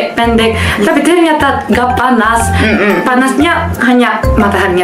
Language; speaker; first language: Indonesian; non-native, learner; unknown